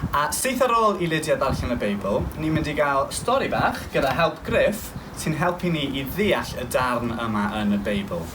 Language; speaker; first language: Welsh; non-native, local second language; English